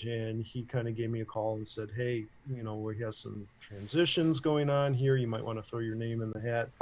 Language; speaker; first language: English; native; English